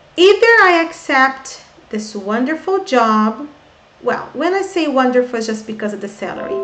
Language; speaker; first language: English; non-native, fluent; Portuguese